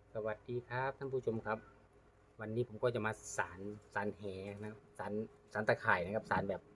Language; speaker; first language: Thai; native; Thai